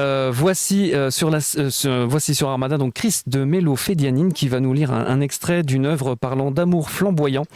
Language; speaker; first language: French; native; French